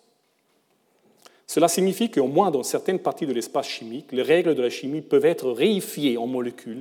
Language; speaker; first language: French; non-native, fluent; German